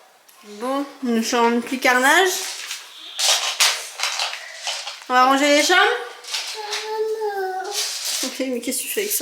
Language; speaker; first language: French; native; French